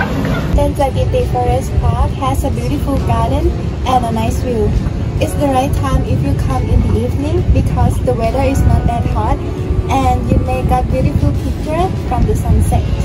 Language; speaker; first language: English; non-native, learner; Thai